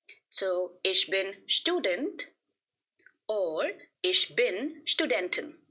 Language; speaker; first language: German; non-native, fluent; Hindi